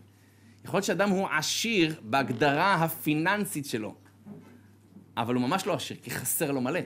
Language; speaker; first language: Hebrew; native; Hebrew